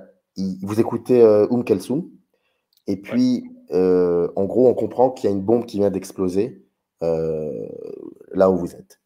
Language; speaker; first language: French; native; French